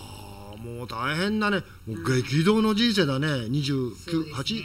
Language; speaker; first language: Japanese; native; Japanese